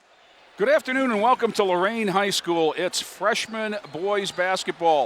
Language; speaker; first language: English; native; English